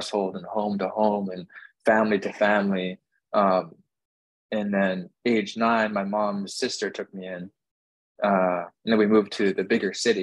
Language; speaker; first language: English; native; English